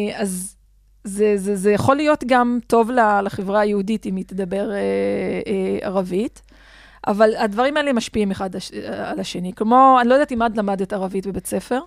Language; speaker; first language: Hebrew; non-native, local second language; Adyghe